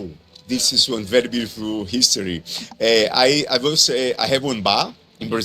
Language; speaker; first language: English; non-native, learner; Portuguese